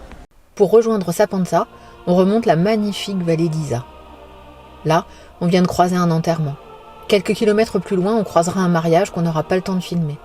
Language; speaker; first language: French; native; French